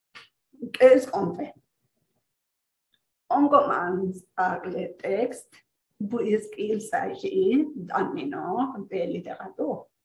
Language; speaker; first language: French; non-native, fluent; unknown